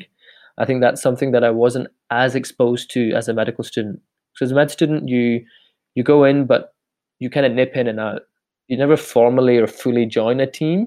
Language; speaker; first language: English; native; English